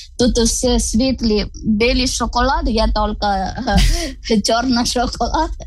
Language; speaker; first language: Ukrainian; non-native, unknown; Malayalam